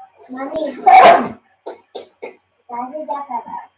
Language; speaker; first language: Spanish; early bilingual, other home language; Filipino